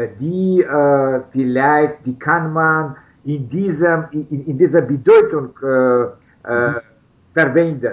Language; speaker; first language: German; non-native, learner; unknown